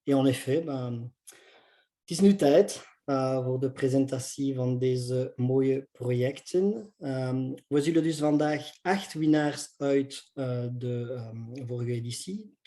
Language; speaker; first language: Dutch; non-native, local second language; French